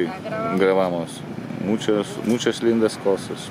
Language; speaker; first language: Spanish; non-native, learner; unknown